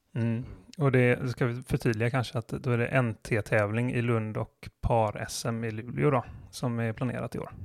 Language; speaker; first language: Swedish; native; Swedish